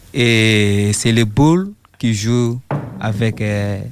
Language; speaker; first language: French; non-native, learner; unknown